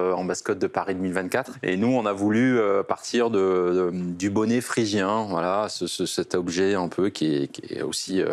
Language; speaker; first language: French; native; French